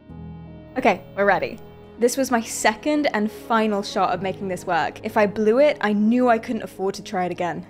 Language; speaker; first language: English; native; English